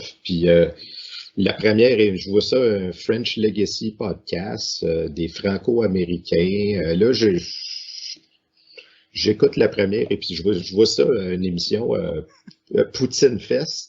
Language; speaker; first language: French; native; French